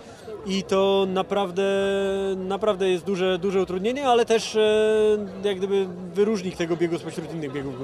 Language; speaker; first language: Polish; native; Polish